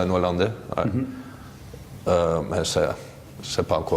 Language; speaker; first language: French; non-native, local second language; Dutch